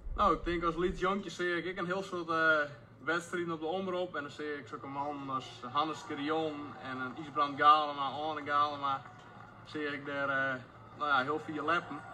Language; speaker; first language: Dutch; non-native, local second language; Western Frisian